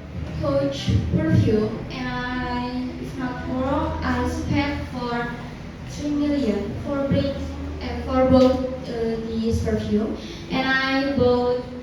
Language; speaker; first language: English; non-native, learner; Indonesian